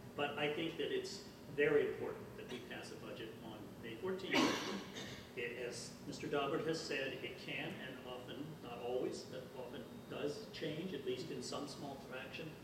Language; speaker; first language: English; native; English